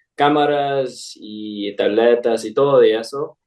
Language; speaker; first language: Spanish; non-native, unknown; English